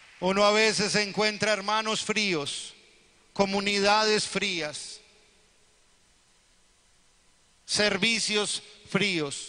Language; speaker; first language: Spanish; native; Spanish